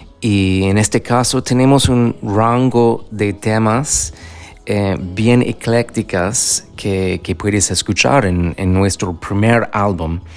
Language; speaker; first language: Spanish; non-native, fluent; English